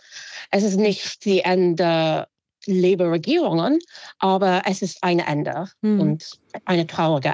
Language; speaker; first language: German; non-native, fluent; English